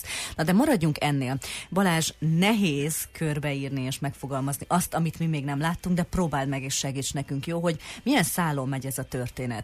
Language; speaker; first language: Hungarian; native; Hungarian